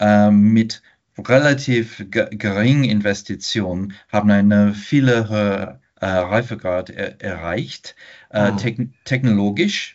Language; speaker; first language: German; non-native, fluent; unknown